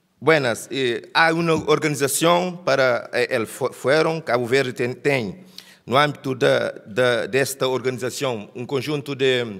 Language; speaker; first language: Portuguese; non-native, local second language; Kabuverdianu